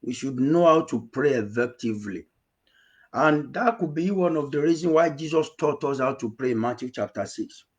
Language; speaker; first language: English; non-native, local second language; Yoruba